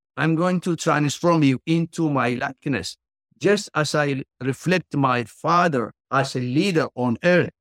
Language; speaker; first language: English; non-native, fluent; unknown